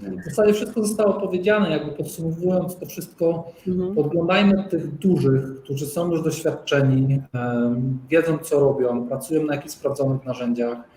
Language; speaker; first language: Polish; native; Polish